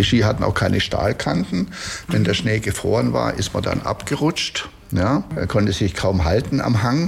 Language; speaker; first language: German; native; German